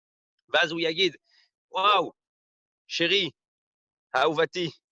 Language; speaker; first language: Hebrew; non-native, fluent; French